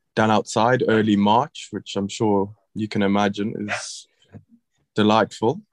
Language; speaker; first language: English; native; English